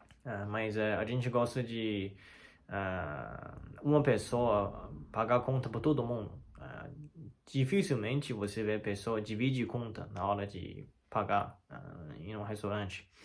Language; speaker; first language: Portuguese; non-native, learner; Chinese